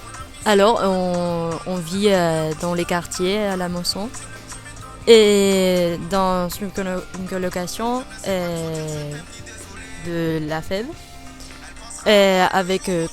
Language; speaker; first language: French; non-native, learner; Spanish